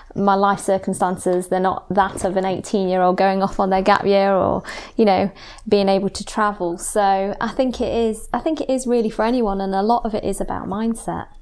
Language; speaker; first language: English; native; English